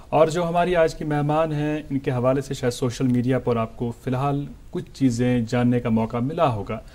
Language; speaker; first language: Hindi; non-native, local second language; Kashmiri